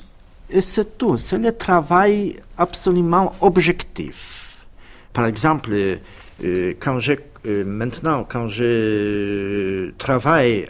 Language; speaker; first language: French; non-native, fluent; Polish